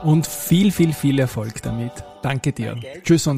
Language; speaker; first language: German; native; German